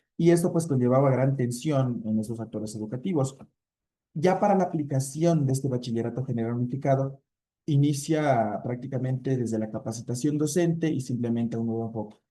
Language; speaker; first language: Spanish; native; Spanish